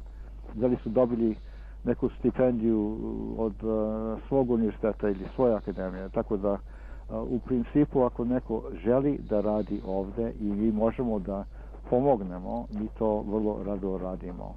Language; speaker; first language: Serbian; early bilingual, heritage; Serbian